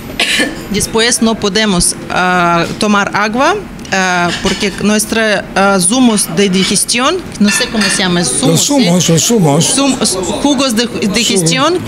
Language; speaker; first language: Spanish; non-native, learner; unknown